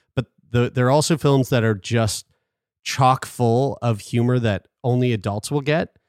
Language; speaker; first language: English; native; English